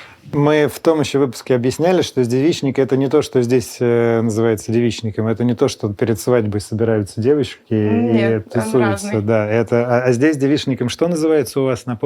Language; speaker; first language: Russian; native; Russian